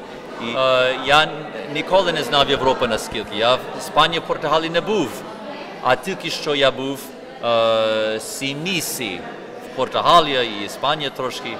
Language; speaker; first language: Ukrainian; early bilingual, heritage; Ukrainian